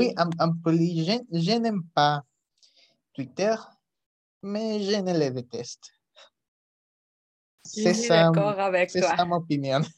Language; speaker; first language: French; non-native, learner; Spanish